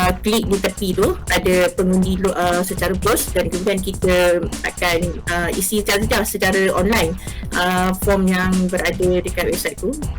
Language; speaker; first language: Malay; native; Malay